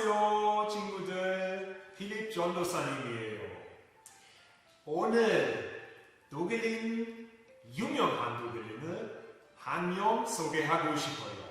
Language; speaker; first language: Korean; non-native, fluent; German